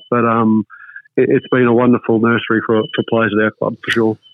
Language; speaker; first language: English; native; English